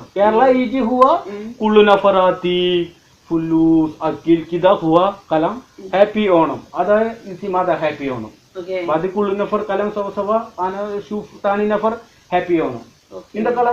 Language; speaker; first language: Arabic; non-native, learner; Malayalam